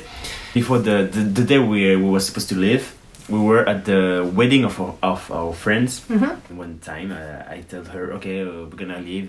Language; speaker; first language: English; non-native, learner; French